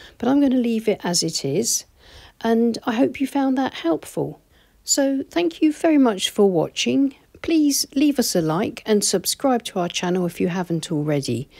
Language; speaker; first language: English; native; English